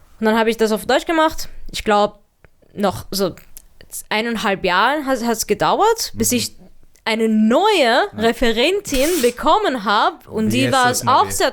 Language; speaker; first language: German; early bilingual, other home language; Arabic